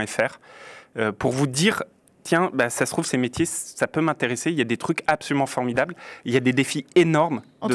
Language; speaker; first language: French; native; French